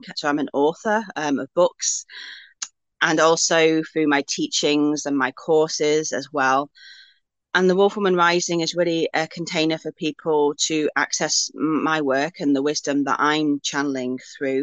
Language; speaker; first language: English; native; English